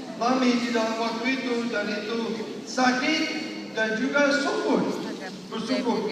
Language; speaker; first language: Indonesian; non-native, learner; English